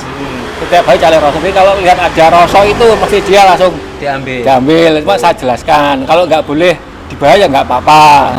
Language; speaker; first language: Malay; non-native, local second language; Javanese